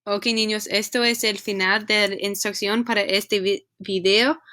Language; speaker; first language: Spanish; non-native, learner; English